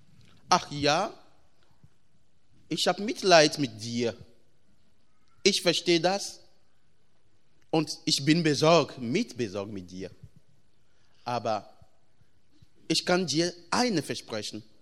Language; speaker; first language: German; non-native, fluent; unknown